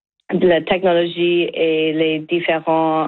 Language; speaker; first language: French; non-native, local second language; English